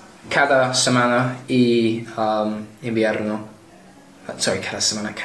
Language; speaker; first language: Spanish; non-native, learner; English